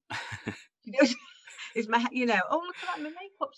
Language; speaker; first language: English; native; English